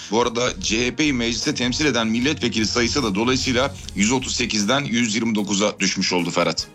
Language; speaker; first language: Turkish; native; Turkish